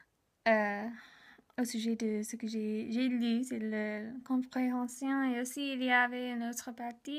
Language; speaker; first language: French; non-native, learner; English